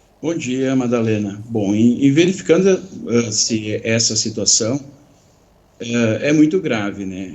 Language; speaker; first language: Portuguese; native; Portuguese